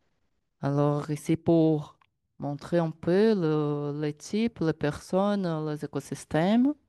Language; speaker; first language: French; non-native, learner; Portuguese